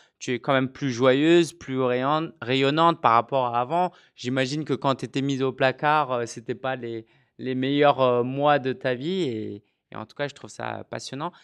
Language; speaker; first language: French; native; French